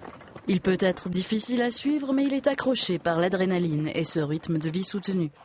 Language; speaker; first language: French; native; French